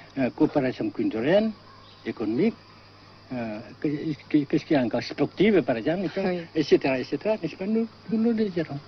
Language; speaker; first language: French; non-native, local second language; Vietnamese